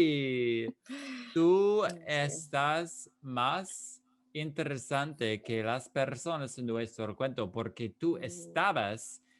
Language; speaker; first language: Spanish; non-native, fluent; English